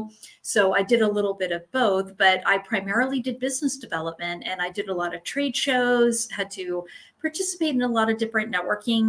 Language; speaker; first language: English; native; English